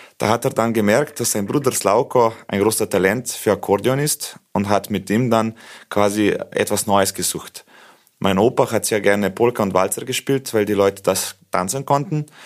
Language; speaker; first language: German; non-native, fluent; Slovenian